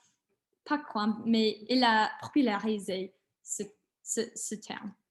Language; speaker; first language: French; non-native, learner; English